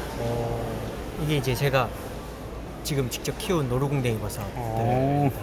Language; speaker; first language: Korean; native; Korean